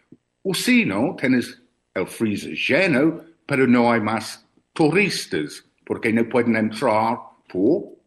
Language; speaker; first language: Spanish; non-native, learner; English